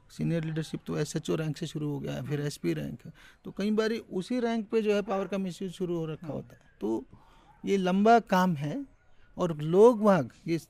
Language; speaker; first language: Hindi; native; Hindi